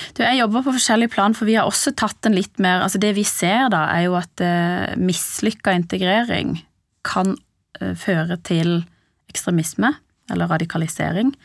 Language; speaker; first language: Norwegian; early bilingual, other home language; Persian